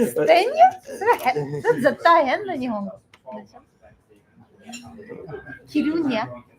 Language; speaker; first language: Japanese; non-native, fluent; Chinese